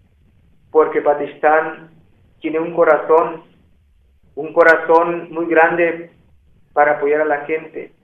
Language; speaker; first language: Spanish; non-native, local second language; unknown